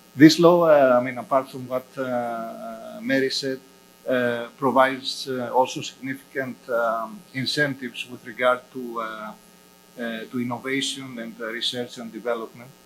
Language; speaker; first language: English; non-native, fluent; Greek